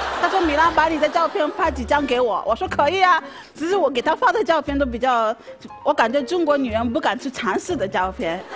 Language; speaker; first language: Chinese; non-native, fluent; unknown